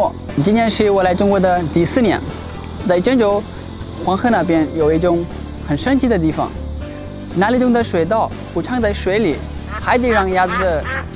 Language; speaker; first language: Chinese; non-native, fluent; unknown